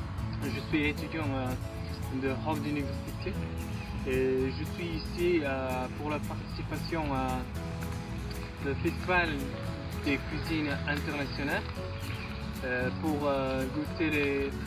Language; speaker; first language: French; non-native, learner; Mongolian